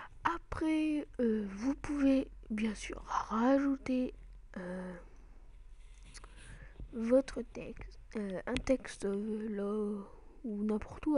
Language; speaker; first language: French; native; French